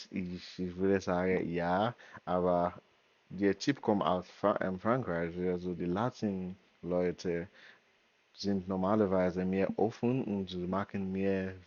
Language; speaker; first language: German; non-native, learner; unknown